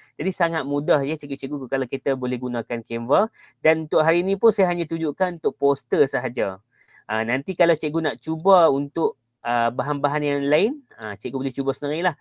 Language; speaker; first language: Malay; native; Malay